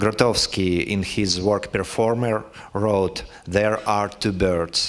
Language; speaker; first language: English; non-native, learner; Russian